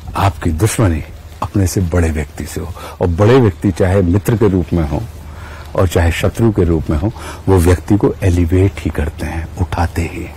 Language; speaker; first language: Hindi; native; Hindi